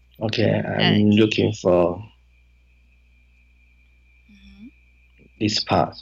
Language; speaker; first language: English; non-native, learner; Chinese